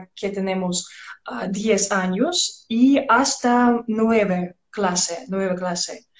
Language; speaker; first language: Spanish; non-native, learner; Russian